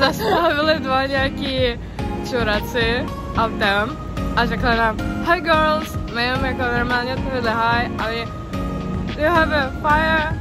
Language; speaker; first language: Czech; non-native, fluent; Ukrainian